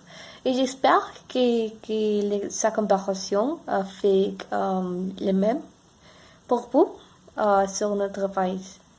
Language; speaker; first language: French; non-native, learner; Spanish